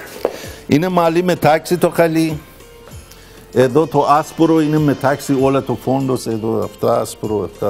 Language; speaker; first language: Greek; non-native, learner; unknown